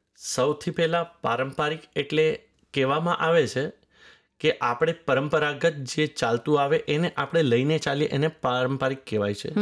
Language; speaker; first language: Gujarati; native; Gujarati